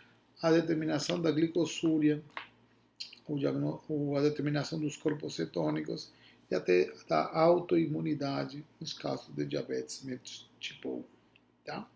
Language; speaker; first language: Portuguese; non-native, fluent; Spanish